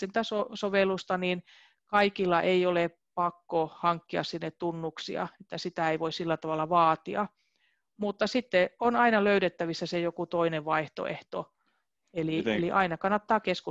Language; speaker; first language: Finnish; native; Finnish